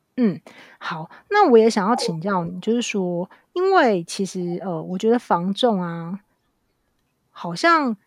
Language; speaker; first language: Chinese; native; Chinese